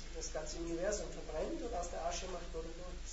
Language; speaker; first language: German; native; German